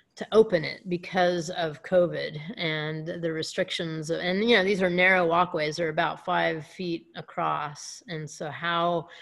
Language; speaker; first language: English; native; English